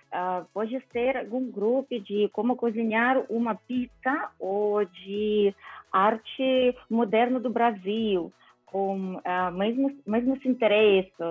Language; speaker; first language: Portuguese; non-native, fluent; Ukrainian